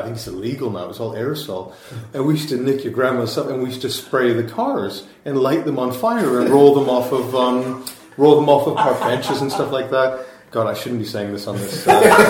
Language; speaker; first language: English; native; English